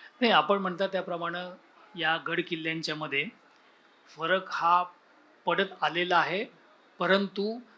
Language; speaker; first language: Marathi; native; Marathi